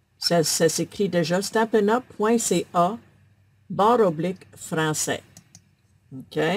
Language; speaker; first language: French; native; French